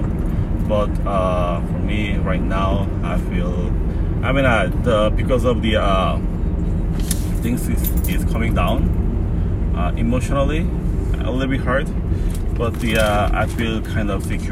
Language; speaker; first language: English; non-native, fluent; Korean